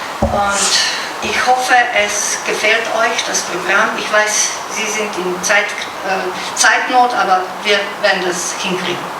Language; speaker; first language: German; non-native, fluent; Slovenian